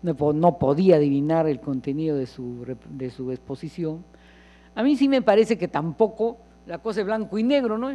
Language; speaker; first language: Spanish; native; Spanish